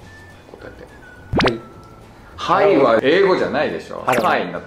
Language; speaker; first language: Japanese; native; Japanese